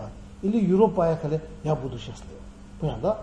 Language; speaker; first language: Russian; non-native, learner; Tibetan